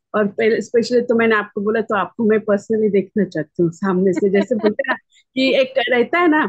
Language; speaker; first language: Hindi; non-native, local second language; Marathi